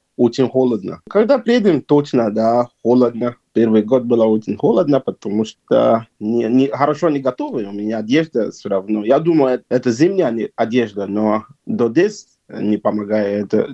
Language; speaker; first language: Russian; non-native, learner; Yoruba